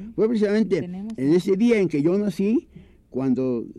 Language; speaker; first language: Spanish; native; Spanish